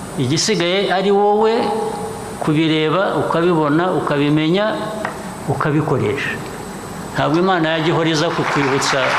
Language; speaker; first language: Kinyarwanda; early bilingual, heritage; Kinyarwanda